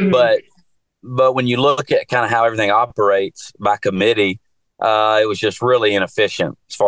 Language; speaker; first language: English; native; English